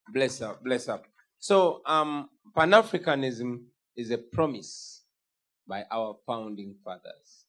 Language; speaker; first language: English; non-native, local second language; Ganda